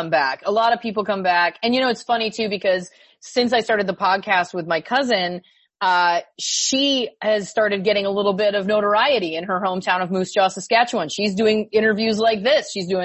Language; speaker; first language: English; native; English